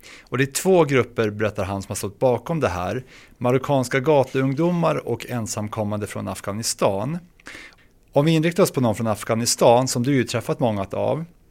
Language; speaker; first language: Swedish; native; Swedish